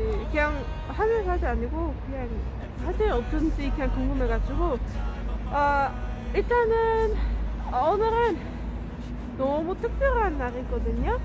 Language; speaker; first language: Korean; non-native, fluent; Dutch